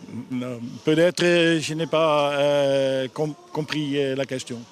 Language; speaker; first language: French; non-native, learner; Dutch